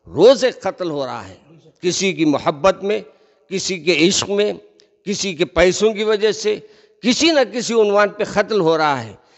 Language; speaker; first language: Hindi; non-native, local second language; Urdu